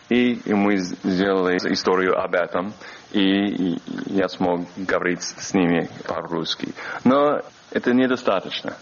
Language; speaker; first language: Russian; non-native, learner; English